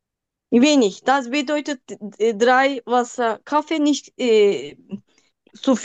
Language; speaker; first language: German; non-native, learner; Turkish